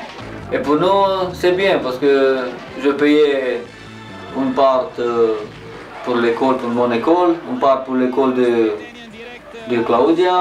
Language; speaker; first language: French; non-native, learner; Romanian